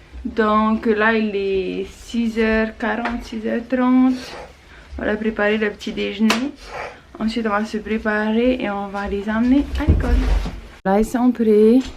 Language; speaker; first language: French; native; French